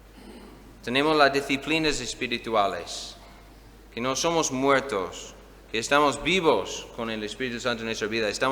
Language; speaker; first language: Spanish; non-native, fluent; English